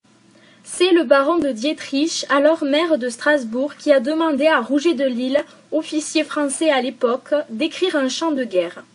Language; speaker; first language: French; native; French